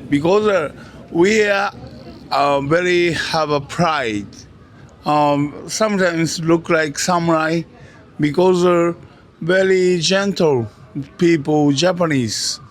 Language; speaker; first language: English; non-native, learner; Japanese